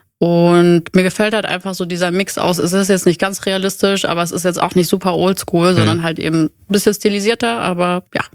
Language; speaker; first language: German; native; German